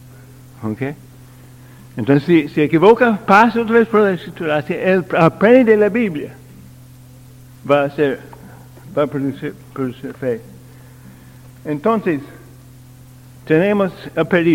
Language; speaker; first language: Spanish; non-native, learner; English